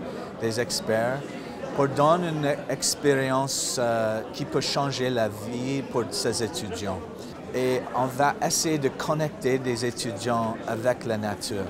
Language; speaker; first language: French; non-native, fluent; English